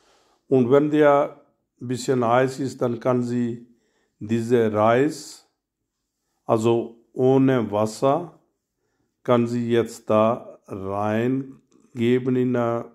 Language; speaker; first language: German; non-native, learner; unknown